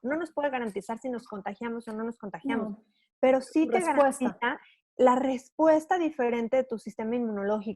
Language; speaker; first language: Spanish; native; Spanish